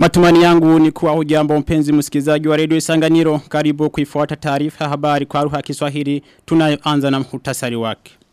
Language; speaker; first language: Swahili; non-native, local second language; Rundi